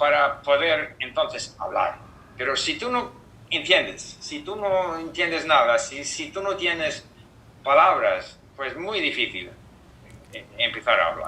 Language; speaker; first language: Spanish; non-native, fluent; English